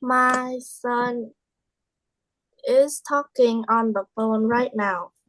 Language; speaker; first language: English; non-native, learner; Vietnamese